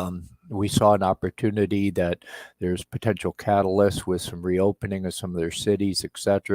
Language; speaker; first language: English; native; English